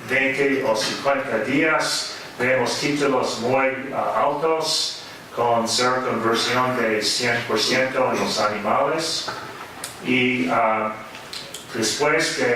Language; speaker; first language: Spanish; non-native, fluent; English